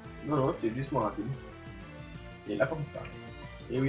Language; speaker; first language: French; native; French